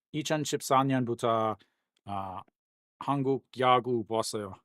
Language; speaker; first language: Korean; non-native, learner; English